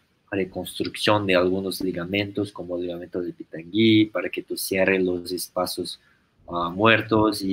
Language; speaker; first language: Spanish; non-native, fluent; Portuguese